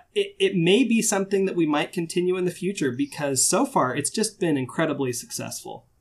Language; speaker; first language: English; native; English